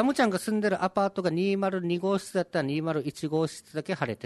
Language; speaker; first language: Japanese; native; Japanese